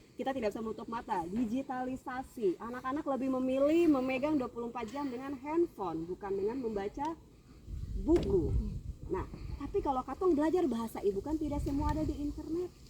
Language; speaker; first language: Indonesian; native; Indonesian